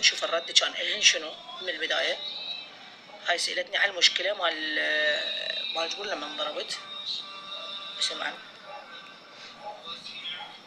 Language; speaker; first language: Arabic; native; Arabic